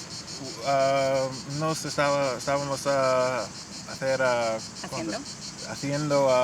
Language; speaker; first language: Spanish; non-native, learner; English